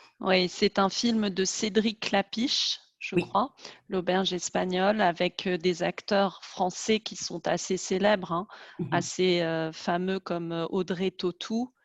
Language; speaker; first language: French; native; French